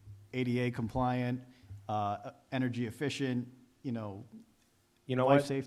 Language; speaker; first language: English; native; English